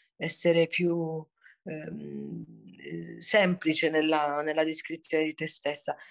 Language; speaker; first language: Italian; native; Italian